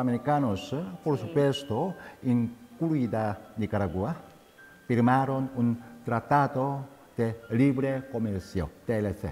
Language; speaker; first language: Spanish; non-native, fluent; Korean